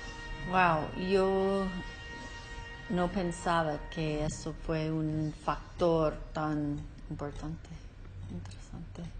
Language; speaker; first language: Spanish; non-native, learner; English